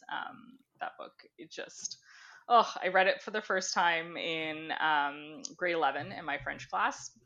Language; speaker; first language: English; native; English